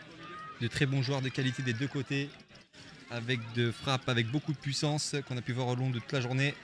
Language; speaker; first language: French; native; French